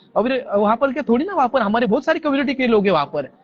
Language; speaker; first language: Hindi; non-native, local second language; Marathi